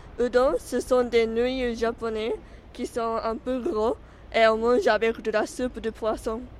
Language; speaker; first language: French; non-native, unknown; Japanese